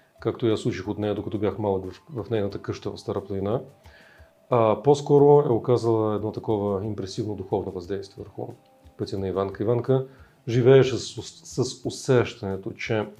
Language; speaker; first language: Bulgarian; early bilingual, heritage; Russian